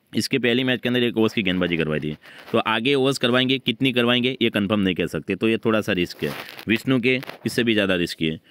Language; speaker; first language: Hindi; native; Hindi